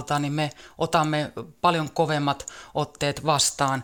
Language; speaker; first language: Finnish; native; Finnish